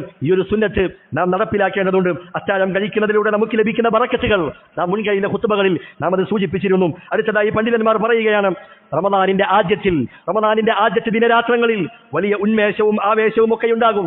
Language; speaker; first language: Malayalam; native; Malayalam